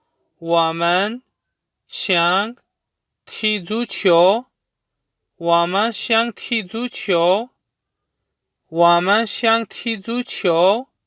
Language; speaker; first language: Chinese; non-native, fluent; Urdu